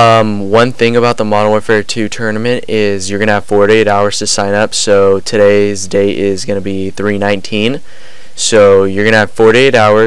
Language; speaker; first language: English; native; English